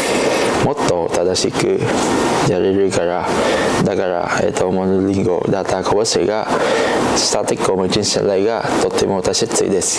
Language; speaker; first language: Japanese; non-native, learner; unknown